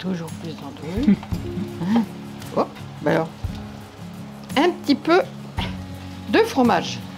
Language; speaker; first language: French; native; French